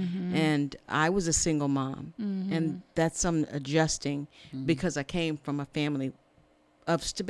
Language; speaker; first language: English; native; English